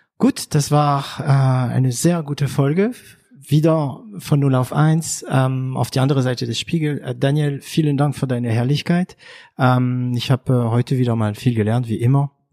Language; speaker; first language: German; non-native, fluent; French